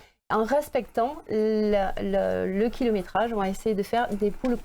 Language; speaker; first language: French; native; French